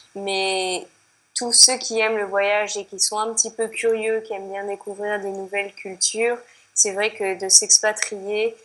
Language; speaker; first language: French; native; French